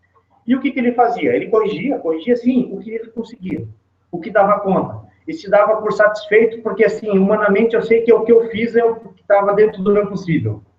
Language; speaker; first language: Portuguese; native; Portuguese